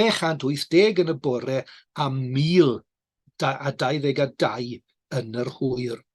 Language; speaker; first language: Welsh; native; Welsh